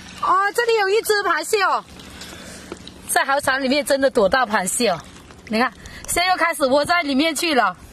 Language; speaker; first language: Chinese; native; Chinese